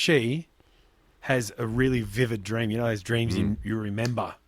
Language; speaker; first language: English; native; English